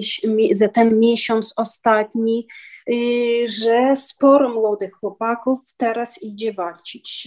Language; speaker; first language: Polish; non-native, learner; Ukrainian